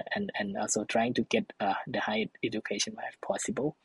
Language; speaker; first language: English; non-native, fluent; Thai